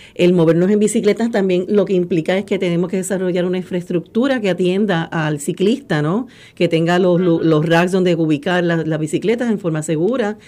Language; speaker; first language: Spanish; native; Spanish